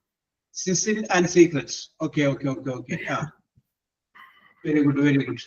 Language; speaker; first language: English; non-native, fluent; Malayalam